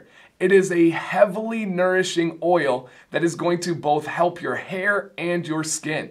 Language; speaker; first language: English; native; English